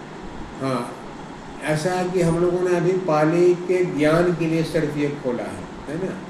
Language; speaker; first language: Hindi; native; Hindi